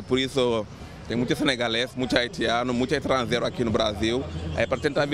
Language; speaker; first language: Portuguese; non-native, learner; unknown